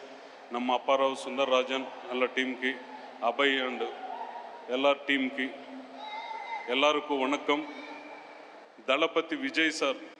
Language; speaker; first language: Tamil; non-native, learner; Telugu